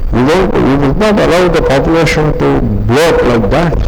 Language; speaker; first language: English; non-native, local second language; Telugu